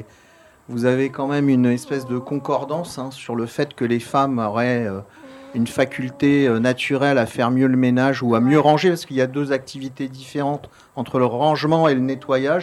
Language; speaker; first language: French; native; French